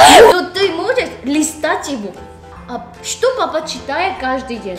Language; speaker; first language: Russian; non-native, learner; Korean